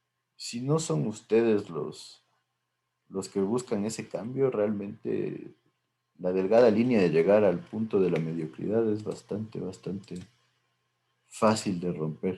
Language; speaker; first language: Spanish; native; Spanish